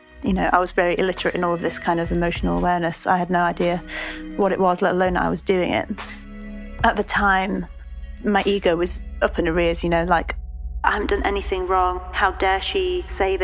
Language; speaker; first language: English; native; English